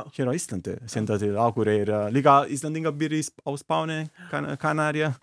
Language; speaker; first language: Icelandic; non-native, learner; Italian